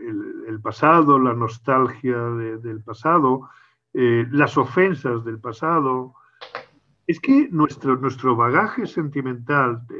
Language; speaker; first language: Spanish; native; Spanish